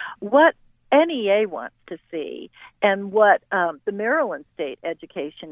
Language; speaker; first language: English; native; English